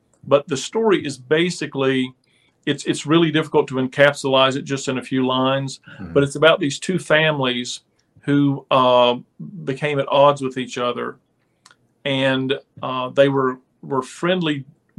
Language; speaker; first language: English; native; English